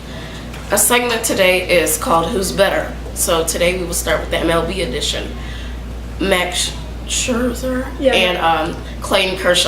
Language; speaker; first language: English; native; English